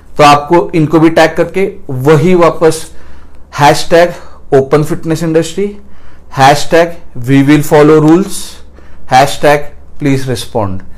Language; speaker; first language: Hindi; non-native, local second language; Marathi